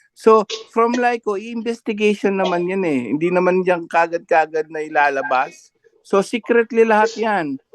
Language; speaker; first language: Filipino; native; Filipino